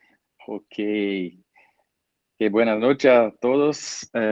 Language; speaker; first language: Spanish; non-native, fluent; Portuguese